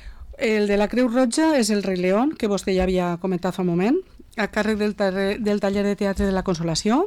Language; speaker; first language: Catalan; native; Catalan